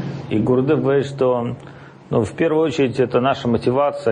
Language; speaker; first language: Russian; native; Russian